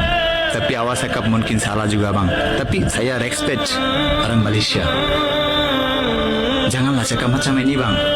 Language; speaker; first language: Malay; non-native, learner; Bangla